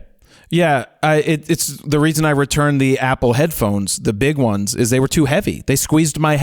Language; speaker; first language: English; native; English